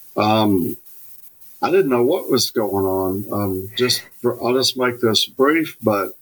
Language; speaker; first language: English; native; English